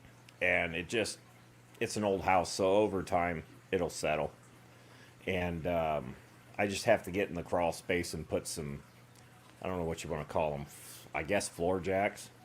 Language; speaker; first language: English; native; English